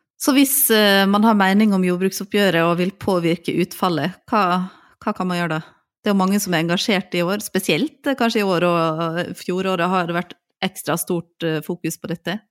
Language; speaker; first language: Norwegian; native; Norwegian